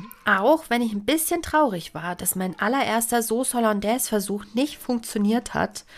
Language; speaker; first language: German; native; German